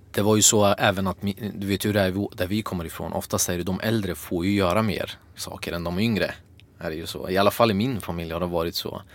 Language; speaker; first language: Swedish; early bilingual, other home language; Kurdish